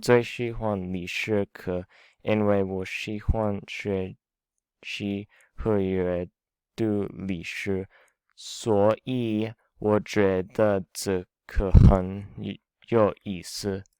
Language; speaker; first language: Chinese; non-native, learner; English